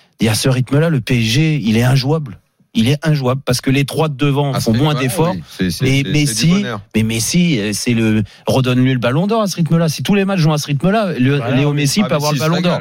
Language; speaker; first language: French; native; French